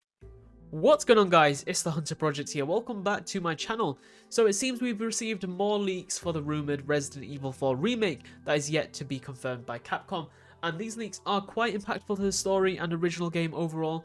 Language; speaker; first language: English; native; English